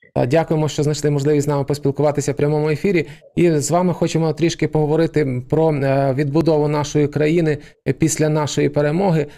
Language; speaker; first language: Ukrainian; native; Ukrainian